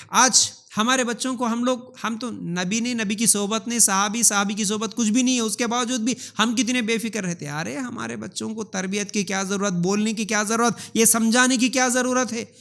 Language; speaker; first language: Urdu; native; Urdu